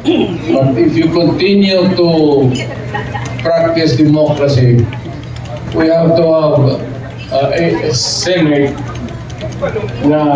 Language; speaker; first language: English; non-native, local second language; Cebuano